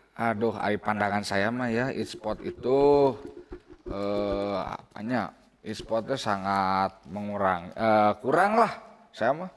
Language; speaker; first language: Indonesian; non-native, local second language; Sundanese